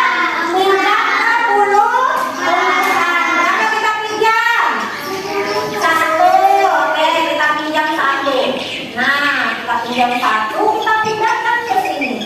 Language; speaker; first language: Indonesian; native; Indonesian